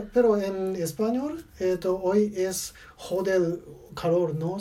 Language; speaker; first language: Spanish; non-native, learner; Japanese